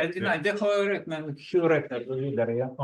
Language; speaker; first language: Swedish; non-native, learner; Russian